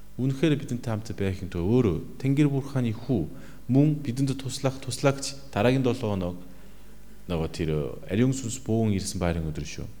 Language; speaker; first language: Mongolian; non-native, fluent; Korean